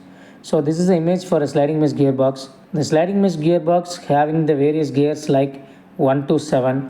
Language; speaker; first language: English; non-native, local second language; Tamil